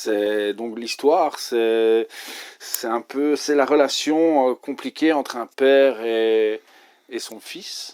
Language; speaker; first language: French; native; French